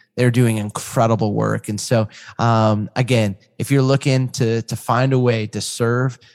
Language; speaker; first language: English; native; English